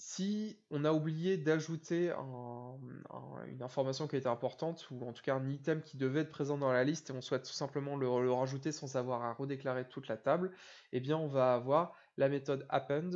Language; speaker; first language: French; native; French